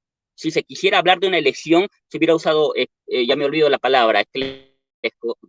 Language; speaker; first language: Spanish; native; Spanish